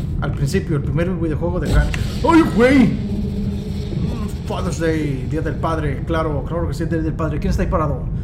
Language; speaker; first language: Spanish; native; Spanish